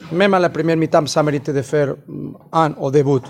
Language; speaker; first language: French; non-native, fluent; Spanish